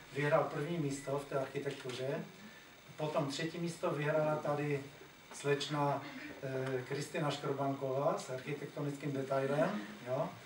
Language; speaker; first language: Czech; native; Czech